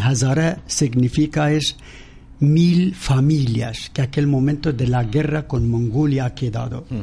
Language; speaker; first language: Spanish; non-native, learner; Persian